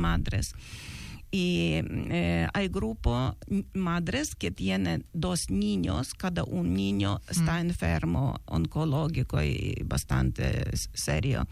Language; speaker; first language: Spanish; non-native, learner; Ukrainian